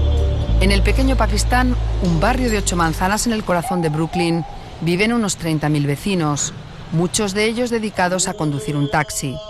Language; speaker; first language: Spanish; native; Spanish